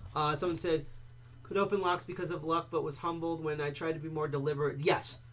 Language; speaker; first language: English; native; English